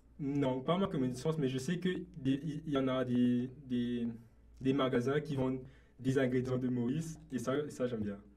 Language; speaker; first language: French; non-native, local second language; Morisyen